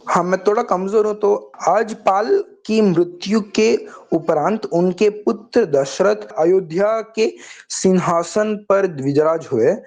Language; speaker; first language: Hindi; non-native, local second language; Tamil